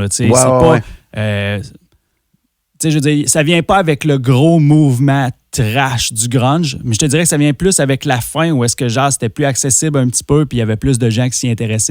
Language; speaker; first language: French; native; French